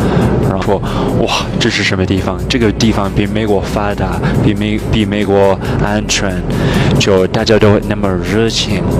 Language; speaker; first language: Chinese; non-native, fluent; English